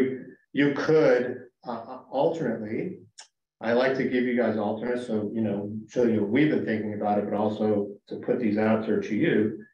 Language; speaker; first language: English; native; English